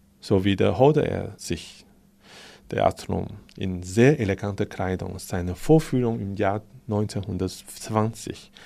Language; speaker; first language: German; non-native, fluent; Chinese